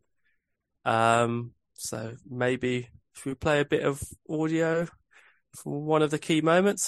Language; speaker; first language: English; native; English